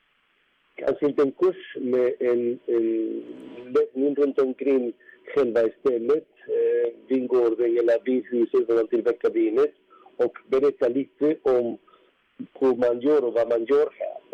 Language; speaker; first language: Swedish; non-native, fluent; Spanish